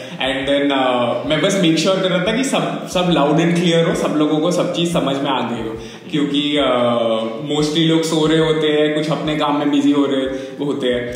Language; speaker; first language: Hindi; non-native, local second language; Marathi